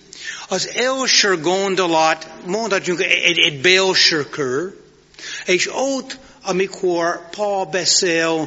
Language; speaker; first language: Hungarian; non-native, fluent; English